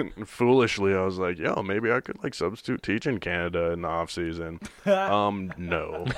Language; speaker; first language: English; native; English